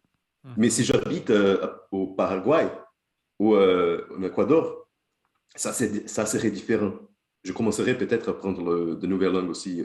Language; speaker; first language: French; non-native, fluent; Portuguese